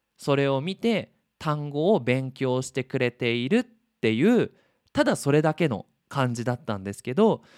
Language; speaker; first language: Japanese; native; Japanese